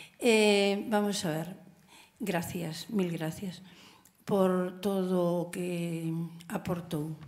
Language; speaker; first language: Galician; non-native, local second language; Spanish